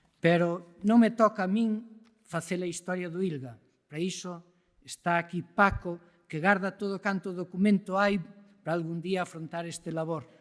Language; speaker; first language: Galician; native; Galician